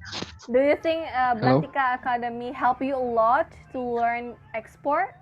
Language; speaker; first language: English; non-native, fluent; Indonesian